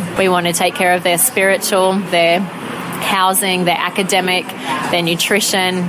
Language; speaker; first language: English; native; English